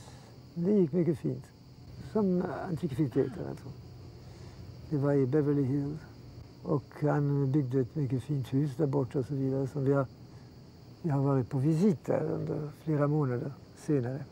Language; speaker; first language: Swedish; early bilingual, heritage; Swedish